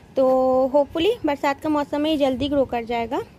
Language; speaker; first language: Hindi; native; Hindi